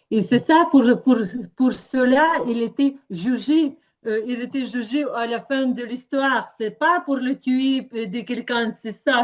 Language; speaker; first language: French; non-native, learner; Ukrainian